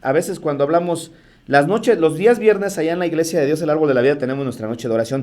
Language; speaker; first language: Spanish; native; Spanish